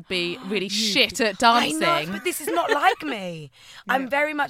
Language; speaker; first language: English; native; English